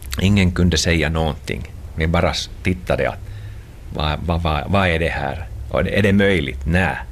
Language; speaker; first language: Swedish; non-native, local second language; Finnish